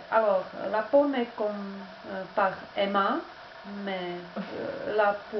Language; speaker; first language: French; non-native, learner; Czech